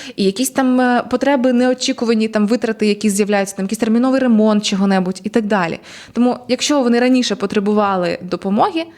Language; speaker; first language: Ukrainian; native; Ukrainian